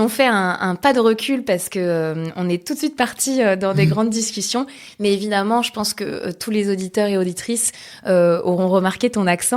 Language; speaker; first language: French; native; French